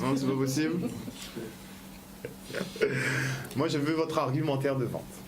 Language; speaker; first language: French; native; French